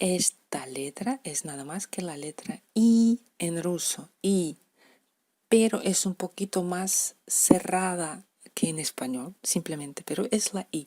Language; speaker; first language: Spanish; non-native, fluent; Russian